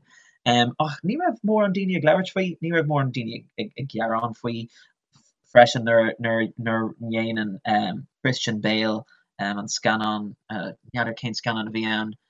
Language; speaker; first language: Irish; non-native, local second language; English